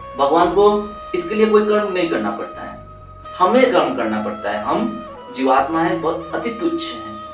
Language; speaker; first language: Hindi; non-native, local second language; Bangla